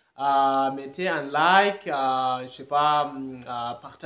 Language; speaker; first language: French; non-native, fluent; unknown